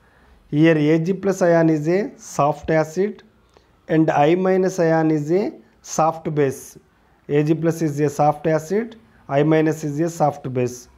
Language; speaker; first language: English; non-native, local second language; Telugu